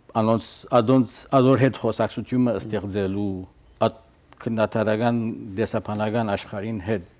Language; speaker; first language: Armenian; early bilingual, heritage; Armenian